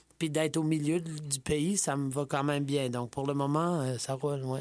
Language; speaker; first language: French; native; French